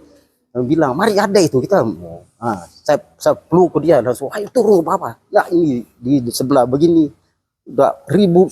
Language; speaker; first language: Indonesian; non-native, local second language; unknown